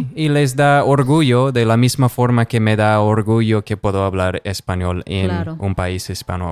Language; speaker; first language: Spanish; non-native, fluent; English